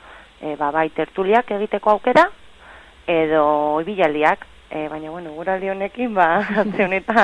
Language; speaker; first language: Basque; non-native, local second language; Spanish